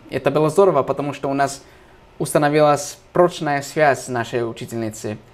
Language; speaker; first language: Russian; non-native, fluent; English